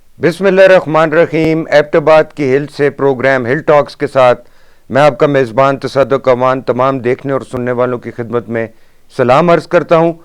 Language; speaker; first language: Urdu; non-native, local second language; Northern Hindko